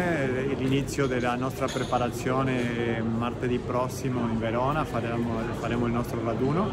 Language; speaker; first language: Italian; non-native, fluent; Spanish